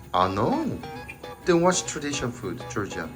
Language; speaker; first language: English; non-native, learner; Korean